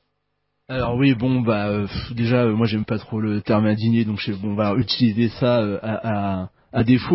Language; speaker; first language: French; native; French